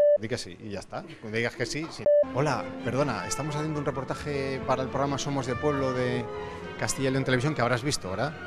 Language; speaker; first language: Spanish; native; Spanish